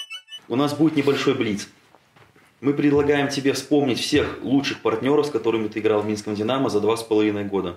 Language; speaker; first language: Russian; native; Russian